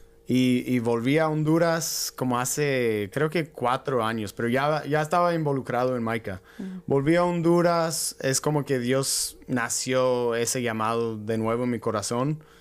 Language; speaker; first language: Spanish; non-native, fluent; English